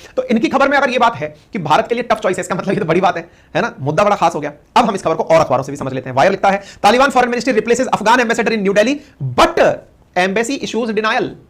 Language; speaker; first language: Hindi; native; Hindi